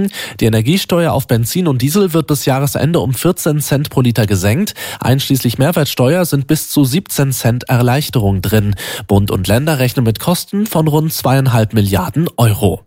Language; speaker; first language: German; native; German